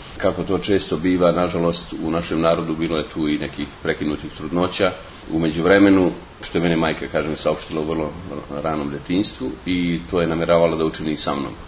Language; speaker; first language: Serbian; native; Serbian